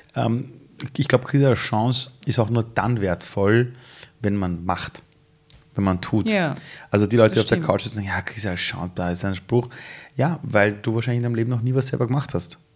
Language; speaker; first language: German; early bilingual, other home language; Persian